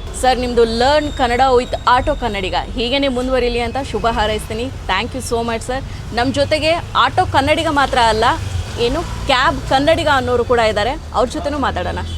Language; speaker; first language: Kannada; native; Kannada